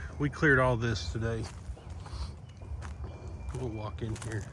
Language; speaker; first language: English; native; English